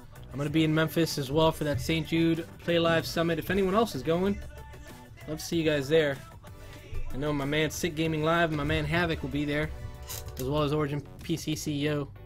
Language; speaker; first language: English; native; English